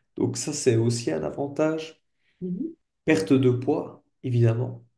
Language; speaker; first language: French; native; French